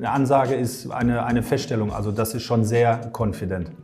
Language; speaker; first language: German; native; German